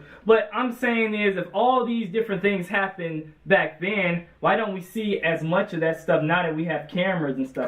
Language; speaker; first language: English; native; English